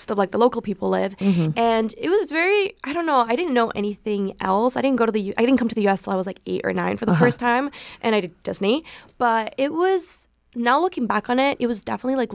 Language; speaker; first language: English; non-native, fluent; Spanish